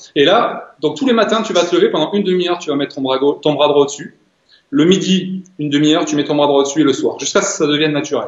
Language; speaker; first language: French; native; French